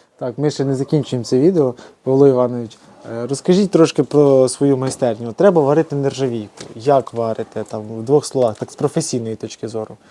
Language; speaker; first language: Ukrainian; native; Ukrainian